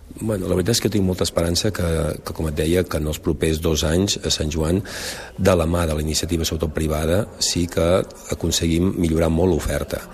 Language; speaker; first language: Catalan; native; Catalan